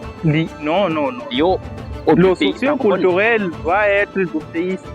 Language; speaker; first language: French; non-native, fluent; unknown